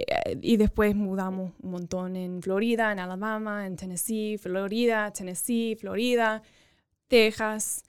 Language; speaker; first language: Spanish; early bilingual, other home language; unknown